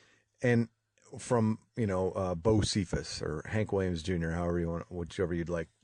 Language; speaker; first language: English; native; English